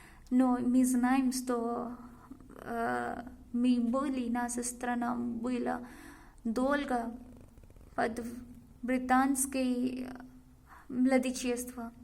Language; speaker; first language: Russian; non-native, learner; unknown